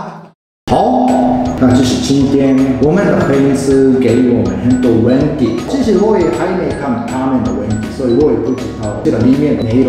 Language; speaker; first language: Chinese; non-native, fluent; Japanese